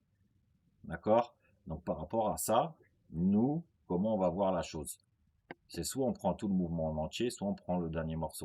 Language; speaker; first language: French; native; French